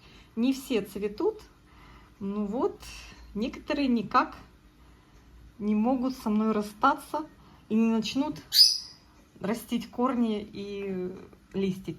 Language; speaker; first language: Russian; native; Russian